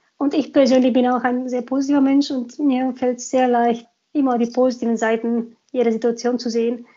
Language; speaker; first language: German; non-native, fluent; Bulgarian